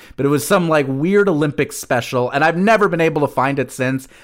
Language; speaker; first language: English; early bilingual, other home language; Spanish